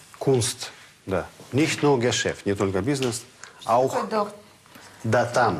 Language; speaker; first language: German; non-native, fluent; Russian